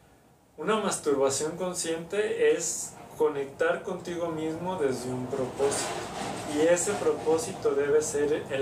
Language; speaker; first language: Spanish; native; Spanish